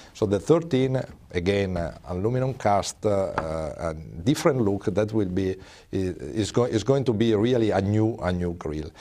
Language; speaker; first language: English; non-native, fluent; Italian